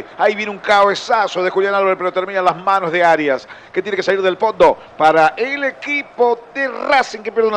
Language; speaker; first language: Spanish; native; Spanish